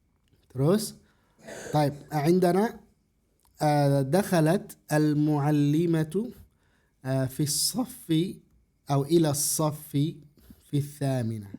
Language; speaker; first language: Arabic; non-native, fluent; Indonesian